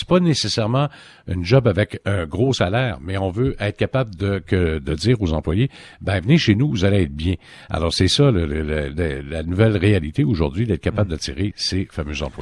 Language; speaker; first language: French; native; French